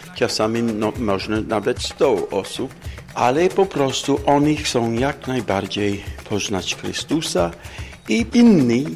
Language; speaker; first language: Polish; non-native, fluent; English